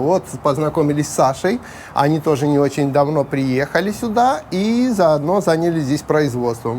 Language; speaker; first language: Russian; native; Russian